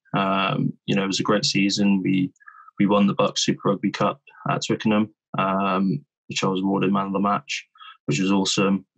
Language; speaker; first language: English; native; English